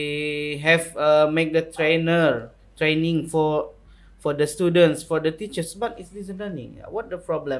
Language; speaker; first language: English; non-native, local second language; Indonesian